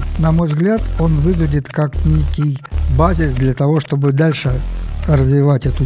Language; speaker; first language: Russian; native; Russian